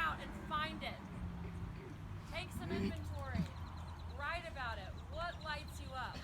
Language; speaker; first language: English; native; English